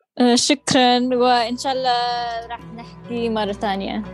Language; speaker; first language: Arabic; non-native, learner; English